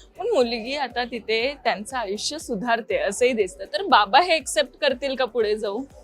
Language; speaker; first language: Marathi; native; Marathi